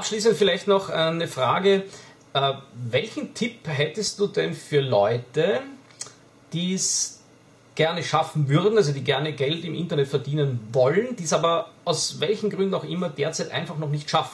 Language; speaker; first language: German; native; German